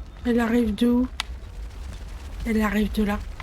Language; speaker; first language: French; native; French